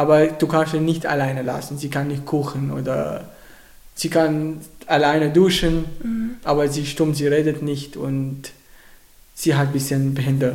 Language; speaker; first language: German; non-native, learner; Arabic